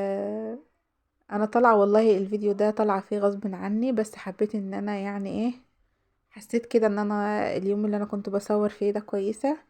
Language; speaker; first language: Arabic; native; Arabic